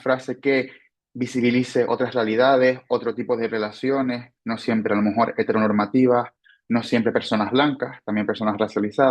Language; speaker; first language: Spanish; native; Spanish